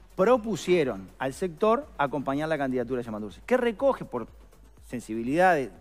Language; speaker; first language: Spanish; native; Spanish